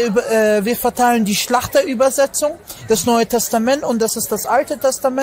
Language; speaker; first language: German; non-native, fluent; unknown